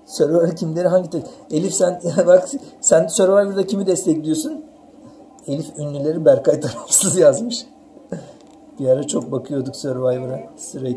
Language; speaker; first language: Turkish; native; Turkish